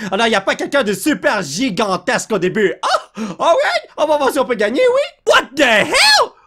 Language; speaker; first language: French; native; French